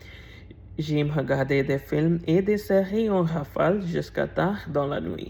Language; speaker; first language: French; non-native, learner; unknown